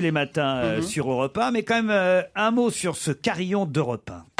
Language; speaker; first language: French; native; French